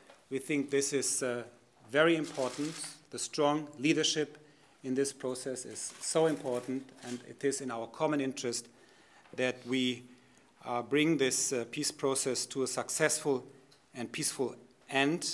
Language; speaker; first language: English; non-native, fluent; German